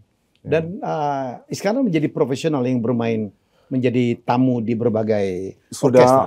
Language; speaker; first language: Indonesian; native; Indonesian